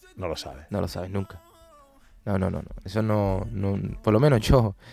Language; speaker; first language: Spanish; native; Spanish